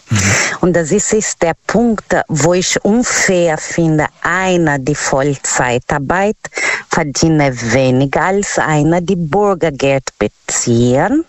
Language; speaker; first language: German; non-native, learner; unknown